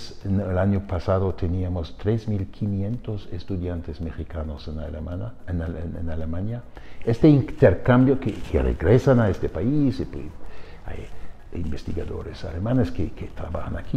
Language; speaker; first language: Spanish; non-native, fluent; German